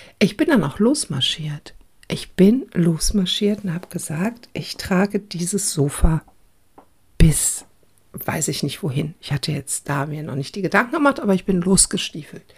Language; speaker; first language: German; early bilingual, other home language; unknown